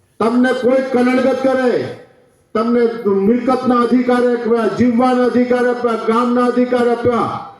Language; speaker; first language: Gujarati; native; Gujarati